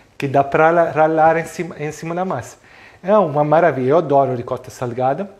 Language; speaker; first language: Portuguese; non-native, fluent; Italian